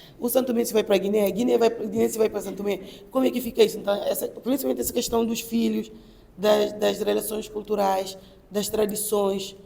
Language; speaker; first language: Portuguese; non-native, local second language; Upper Guinea Crioulo